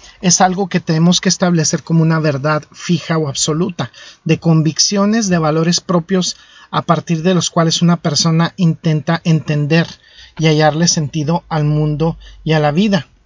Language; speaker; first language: Spanish; native; Spanish